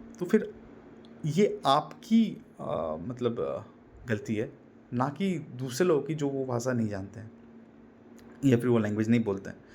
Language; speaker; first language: Hindi; non-native, local second language; Bangla